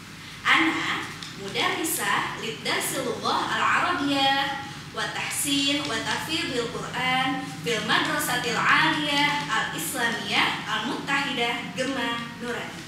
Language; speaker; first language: Arabic; non-native, fluent; Indonesian